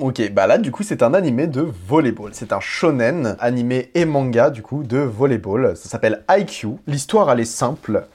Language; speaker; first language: French; native; French